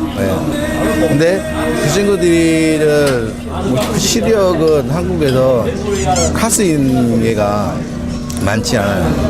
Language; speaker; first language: Korean; non-native, fluent; Burmese